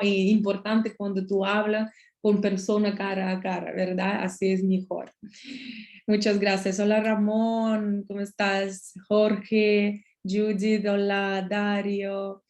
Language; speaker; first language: Spanish; non-native, learner; Russian